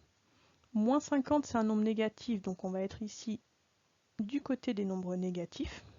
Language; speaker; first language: French; native; French